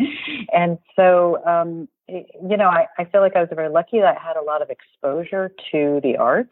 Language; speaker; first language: English; native; English